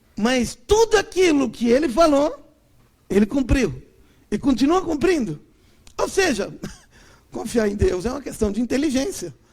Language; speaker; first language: Portuguese; native; Portuguese